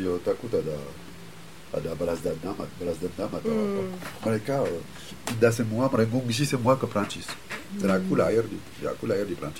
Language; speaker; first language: Indonesian; non-native, fluent; French